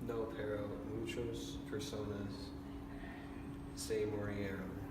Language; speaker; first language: Spanish; non-native, learner; English